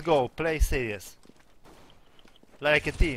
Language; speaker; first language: English; non-native, learner; Polish